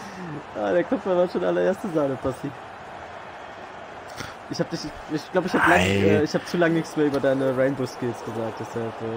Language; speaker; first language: German; native; German